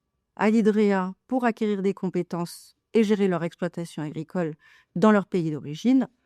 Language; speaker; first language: French; native; French